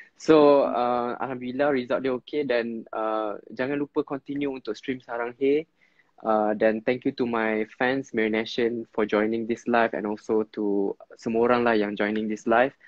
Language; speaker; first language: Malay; non-native, local second language; Min Nan Chinese